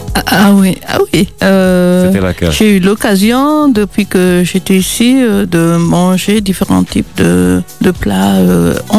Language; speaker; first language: French; non-native, local second language; Malagasy